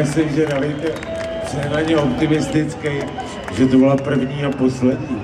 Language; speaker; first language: Czech; native; Czech